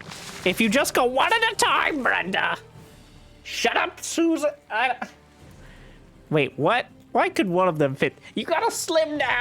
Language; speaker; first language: English; native; English